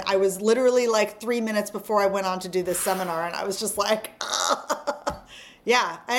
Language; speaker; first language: English; native; English